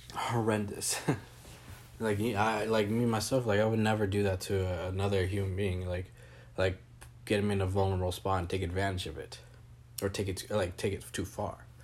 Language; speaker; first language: English; native; English